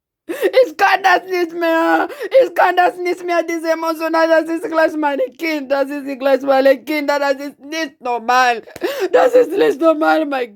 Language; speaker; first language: German; non-native, learner; Lingala